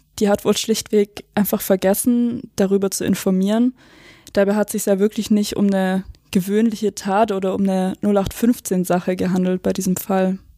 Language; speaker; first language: German; native; German